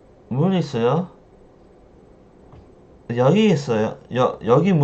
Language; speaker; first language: Korean; non-native, learner; English